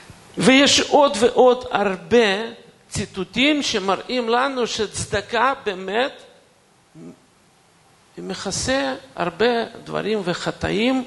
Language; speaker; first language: Hebrew; non-native, fluent; Russian